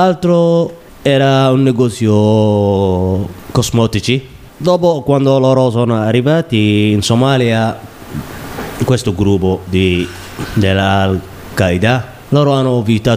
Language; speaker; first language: Italian; non-native, learner; Somali